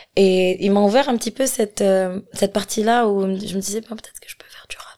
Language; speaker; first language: French; non-native, local second language; Arabic